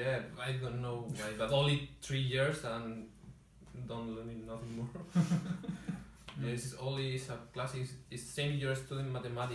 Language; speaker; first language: English; non-native, learner; Spanish